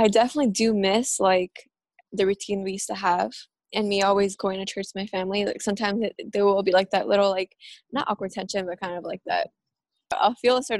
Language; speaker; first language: English; early bilingual, other home language; Spanish